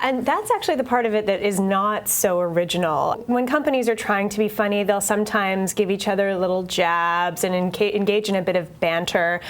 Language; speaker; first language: English; native; English